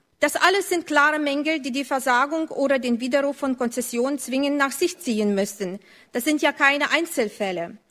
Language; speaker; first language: German; non-native, fluent; Lithuanian